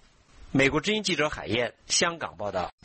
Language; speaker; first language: Chinese; native; Chinese